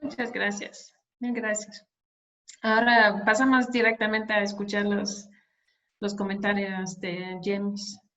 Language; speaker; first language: Spanish; non-native, fluent; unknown